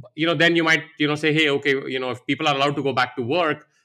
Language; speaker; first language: English; non-native, local second language; Hindi